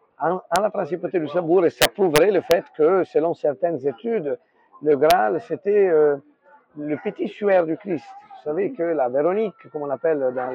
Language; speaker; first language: French; non-native, fluent; Italian